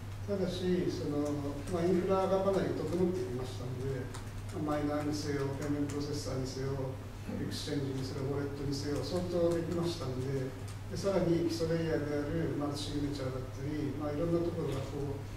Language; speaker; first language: Japanese; native; Japanese